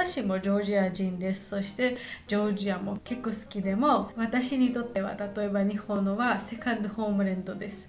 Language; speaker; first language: Japanese; non-native, learner; Georgian